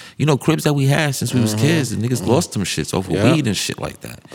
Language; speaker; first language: English; native; English